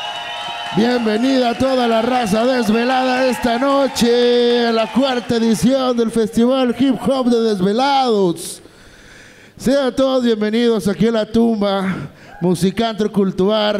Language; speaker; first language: Spanish; native; Spanish